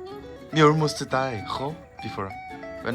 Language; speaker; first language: English; non-native, learner; Korean